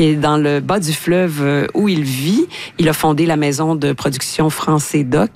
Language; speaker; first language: French; native; French